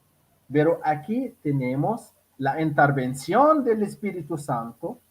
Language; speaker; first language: Spanish; non-native, fluent; Arabic